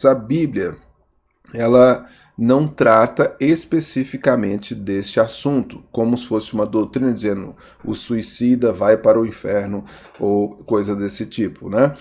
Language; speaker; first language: Portuguese; native; Portuguese